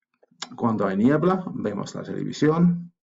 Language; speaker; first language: Spanish; non-native, fluent; English